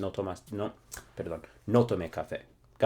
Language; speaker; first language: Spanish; non-native, fluent; English